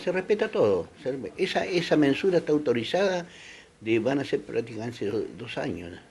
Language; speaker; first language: Spanish; native; Spanish